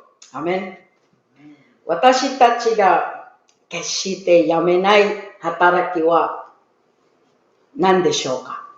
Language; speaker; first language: Japanese; non-native, learner; Filipino